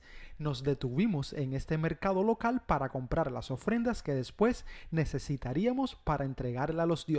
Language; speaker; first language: Spanish; native; Spanish